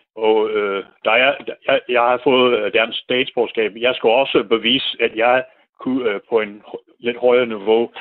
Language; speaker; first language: Danish; non-native, fluent; English